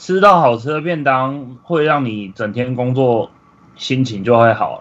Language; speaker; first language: Chinese; native; Chinese